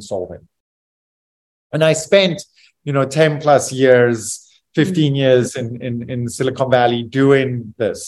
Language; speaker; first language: English; native; English